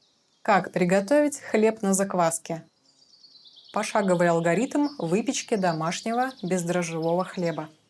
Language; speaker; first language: Russian; native; Russian